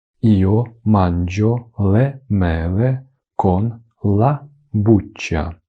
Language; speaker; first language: Italian; non-native, fluent; Ukrainian